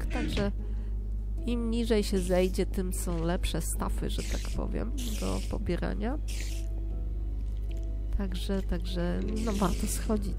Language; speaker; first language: Polish; native; Polish